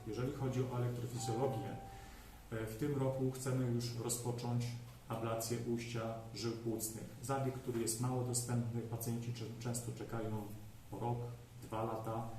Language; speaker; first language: Polish; native; Polish